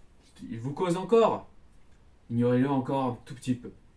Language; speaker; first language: French; native; French